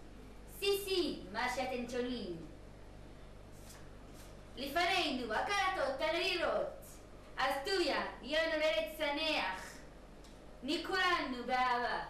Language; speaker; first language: Hebrew; native; Hebrew